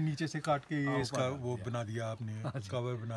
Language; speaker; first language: Hindi; native; Hindi